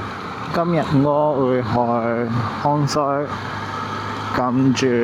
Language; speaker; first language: Chinese; non-native, learner; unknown